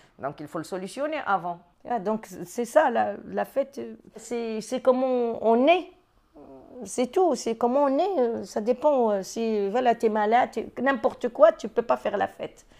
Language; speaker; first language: French; non-native, local second language; Arabic